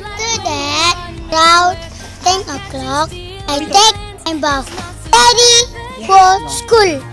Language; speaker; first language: English; non-native, learner; Malay